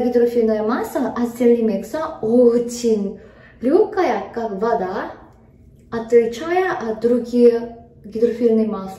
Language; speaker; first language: Russian; non-native, fluent; Korean